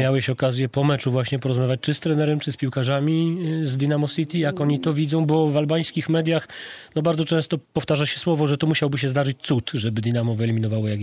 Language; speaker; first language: Polish; native; Polish